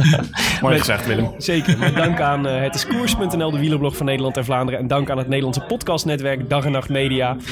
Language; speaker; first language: Dutch; native; Dutch